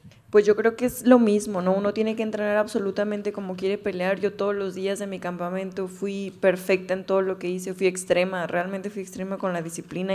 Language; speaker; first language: Spanish; native; Spanish